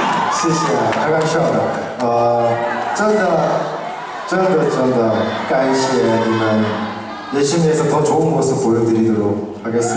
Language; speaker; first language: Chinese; non-native, learner; Korean